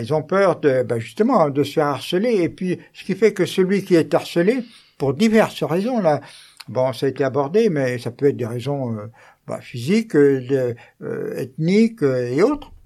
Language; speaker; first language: French; native; French